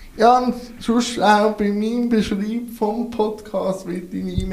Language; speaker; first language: German; native; German